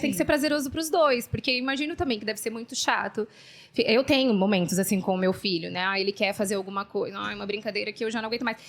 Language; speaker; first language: Portuguese; native; Portuguese